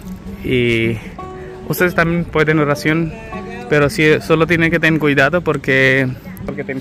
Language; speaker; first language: Spanish; non-native, learner; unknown